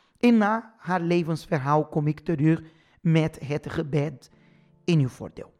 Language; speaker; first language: Dutch; non-native, fluent; Portuguese